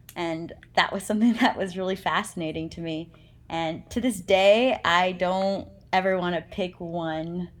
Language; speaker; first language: English; native; English